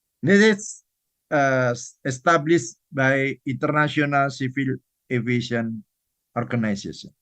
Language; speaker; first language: English; non-native, fluent; Indonesian